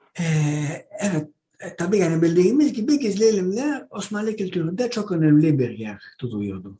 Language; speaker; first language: Turkish; non-native, fluent; Greek